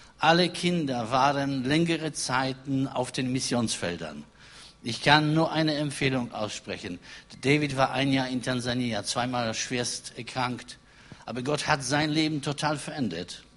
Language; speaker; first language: German; non-native, fluent; Polish